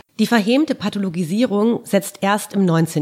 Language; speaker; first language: German; native; German